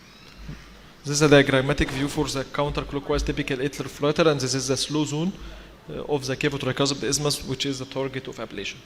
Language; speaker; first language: English; non-native, fluent; Arabic